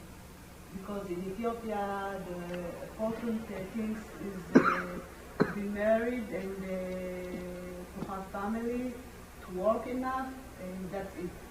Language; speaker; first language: English; non-native, learner; Amharic